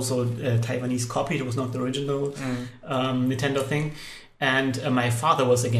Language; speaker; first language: English; non-native, fluent; Polish